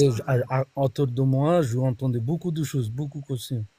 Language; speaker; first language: French; non-native, learner; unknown